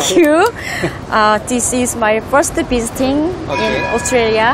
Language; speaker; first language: English; non-native, learner; Korean